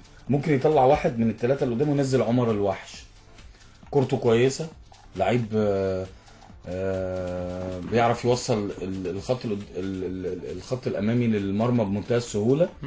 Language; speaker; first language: Arabic; native; Arabic